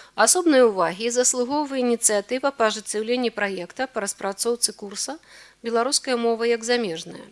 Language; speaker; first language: Belarusian; native; Belarusian